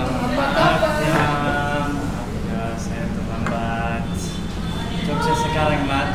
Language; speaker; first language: Indonesian; non-native, learner; English